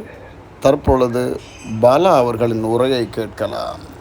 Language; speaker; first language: Tamil; native; Tamil